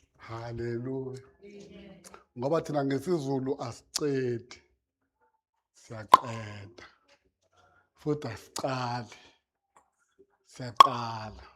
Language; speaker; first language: Zulu; native; Zulu